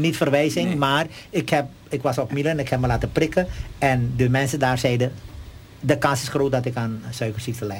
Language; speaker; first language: Dutch; native; Dutch